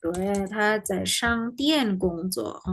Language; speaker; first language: Chinese; non-native, fluent; Indonesian